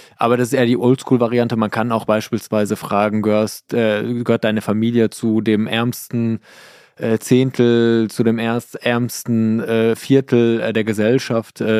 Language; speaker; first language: German; early bilingual, other home language; Persian